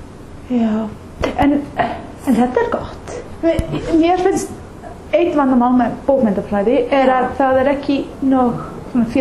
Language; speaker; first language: Icelandic; non-native, learner; English